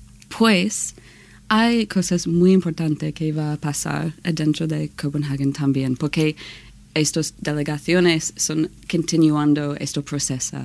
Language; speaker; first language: Spanish; non-native, learner; English